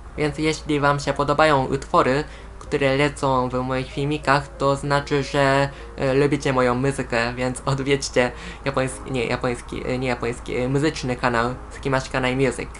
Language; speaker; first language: Polish; non-native, fluent; Japanese